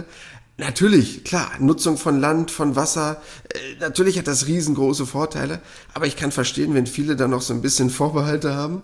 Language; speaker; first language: German; native; German